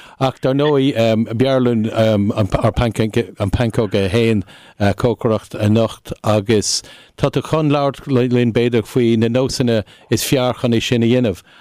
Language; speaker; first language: Irish; native; Irish